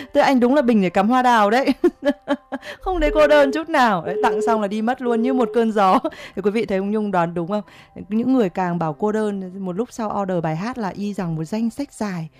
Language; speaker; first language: Vietnamese; native; Vietnamese